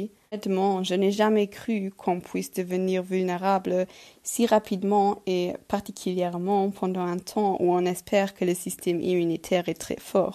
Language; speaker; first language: French; non-native, local second language; Luxembourgish